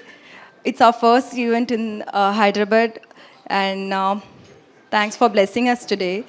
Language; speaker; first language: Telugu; non-native, learner; Tamil